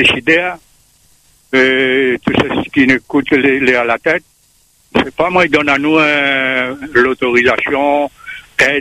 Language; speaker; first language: French; non-native, local second language; Réunion Creole French